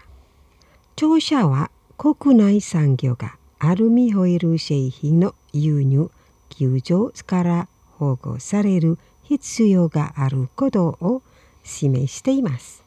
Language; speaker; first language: Japanese; non-native, fluent; Indonesian